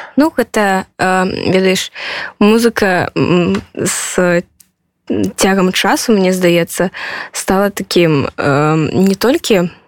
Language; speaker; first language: Belarusian; non-native, local second language; Russian